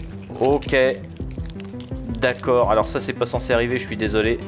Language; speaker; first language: French; native; French